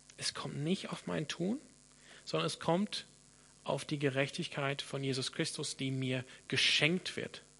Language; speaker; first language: German; non-native, fluent; English